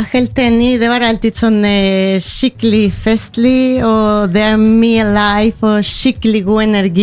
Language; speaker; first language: Norwegian; non-native, learner; Spanish